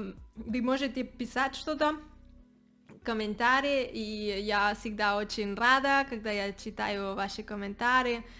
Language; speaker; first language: Russian; non-native, learner; Spanish